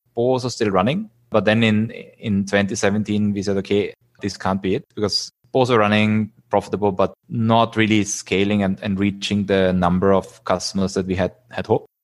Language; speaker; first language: English; non-native, fluent; German